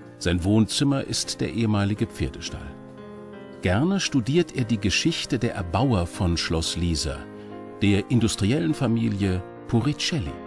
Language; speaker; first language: German; native; German